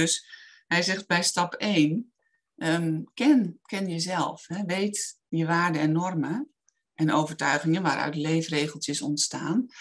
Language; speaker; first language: Dutch; native; Dutch